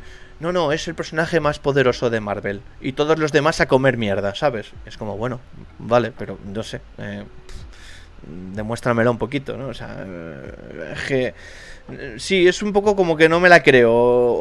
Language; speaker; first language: Spanish; native; Spanish